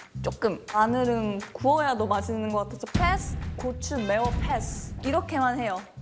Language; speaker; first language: Korean; native; Korean